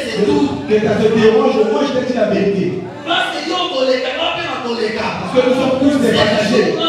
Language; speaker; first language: French; non-native, local second language; Lingala